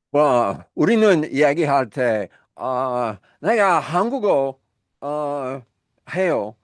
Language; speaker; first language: Korean; non-native, learner; English